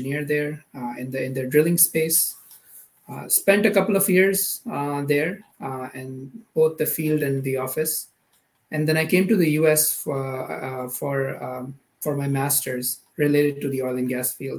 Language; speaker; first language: English; non-native, local second language; Urdu